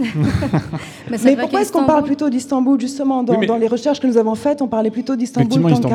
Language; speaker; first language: French; native; French